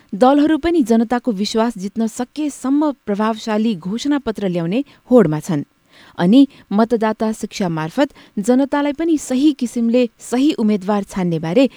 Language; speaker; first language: Nepali; native; Nepali